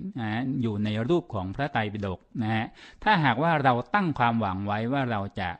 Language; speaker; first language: Thai; native; Thai